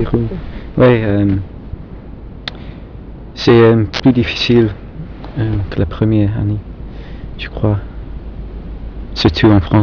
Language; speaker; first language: French; non-native, fluent; English